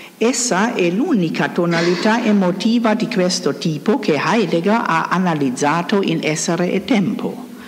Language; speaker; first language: Italian; non-native, fluent; German